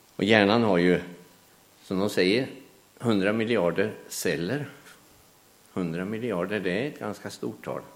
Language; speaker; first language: Swedish; native; Swedish